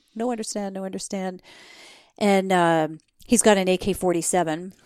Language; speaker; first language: English; native; English